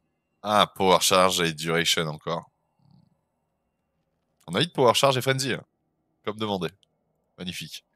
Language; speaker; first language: French; native; French